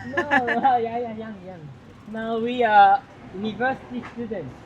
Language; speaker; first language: English; non-native, learner; Japanese